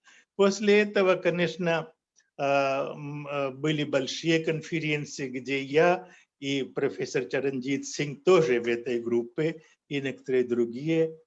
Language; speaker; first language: Russian; non-native, fluent; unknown